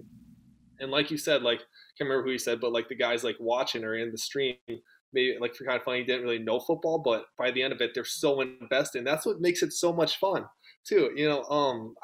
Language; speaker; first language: English; native; English